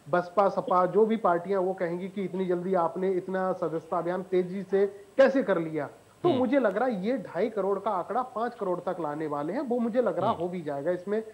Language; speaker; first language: Hindi; native; Hindi